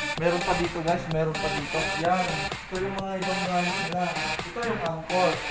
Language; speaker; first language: Filipino; non-native, local second language; Iloko